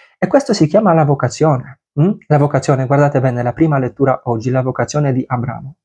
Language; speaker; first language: Italian; non-native, fluent; Polish